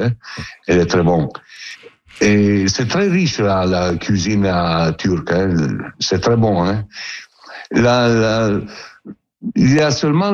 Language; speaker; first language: French; non-native, learner; Italian